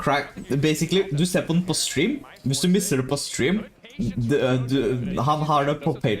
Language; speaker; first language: Norwegian; native; Norwegian